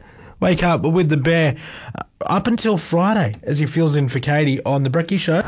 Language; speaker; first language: English; native; English